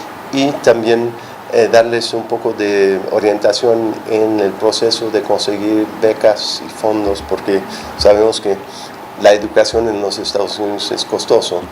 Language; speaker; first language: Spanish; non-native, fluent; English